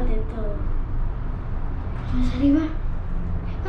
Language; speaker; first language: Spanish; early bilingual, other home language; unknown